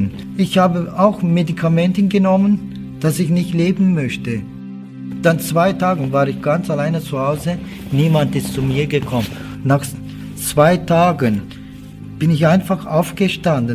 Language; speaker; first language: German; non-native, learner; Turkish